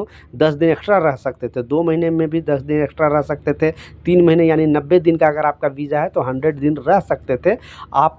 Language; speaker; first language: Hindi; native; Hindi